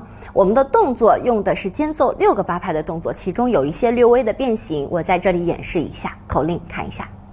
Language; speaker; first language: Chinese; native; Chinese